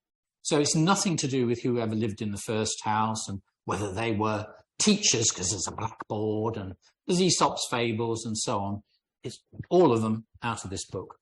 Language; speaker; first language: English; native; English